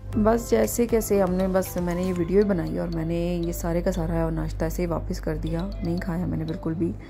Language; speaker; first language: Urdu; native; Urdu